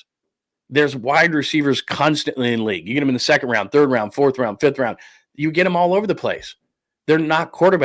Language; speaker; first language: English; native; English